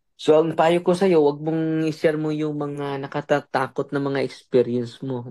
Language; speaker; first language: Filipino; non-native, local second language; Cebuano